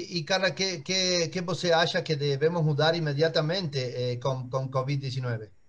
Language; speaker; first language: Portuguese; non-native, learner; Spanish